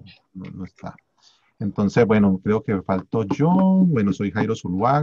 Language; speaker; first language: Spanish; native; Spanish